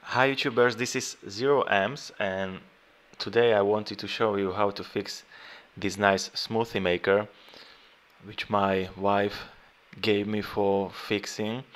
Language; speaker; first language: English; non-native, fluent; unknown